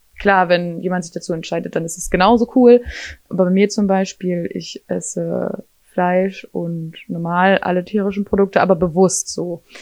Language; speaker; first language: German; native; German